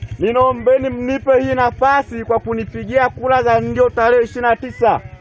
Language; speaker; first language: Swahili; native; Swahili